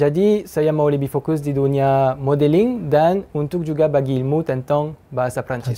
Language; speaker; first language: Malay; non-native, fluent; French